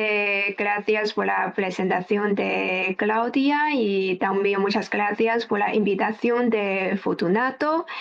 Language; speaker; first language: Spanish; non-native, fluent; Chinese